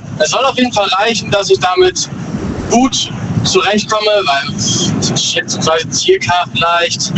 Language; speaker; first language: German; native; German